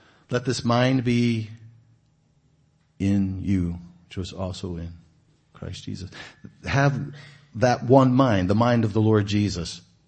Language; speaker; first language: English; native; English